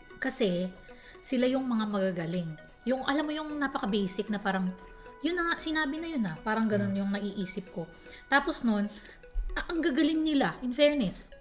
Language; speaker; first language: Filipino; native; Filipino